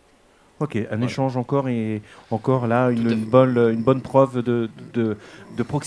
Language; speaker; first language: French; native; French